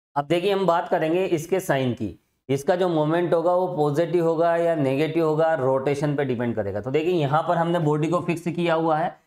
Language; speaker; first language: Hindi; native; Hindi